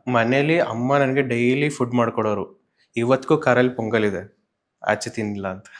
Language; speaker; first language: Kannada; native; Kannada